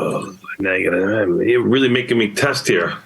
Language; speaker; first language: English; native; English